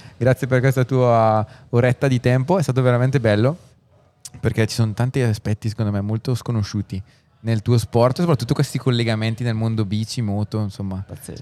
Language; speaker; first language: Italian; native; Italian